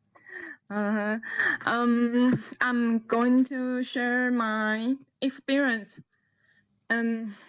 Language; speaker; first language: English; non-native, learner; Chinese